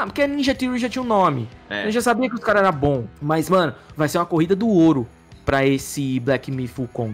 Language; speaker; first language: Portuguese; native; Portuguese